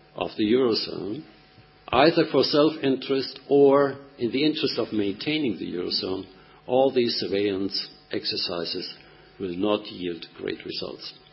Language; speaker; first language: English; non-native, fluent; Japanese